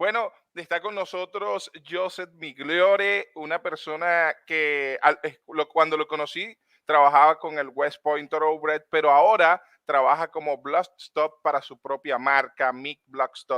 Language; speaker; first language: Spanish; native; Spanish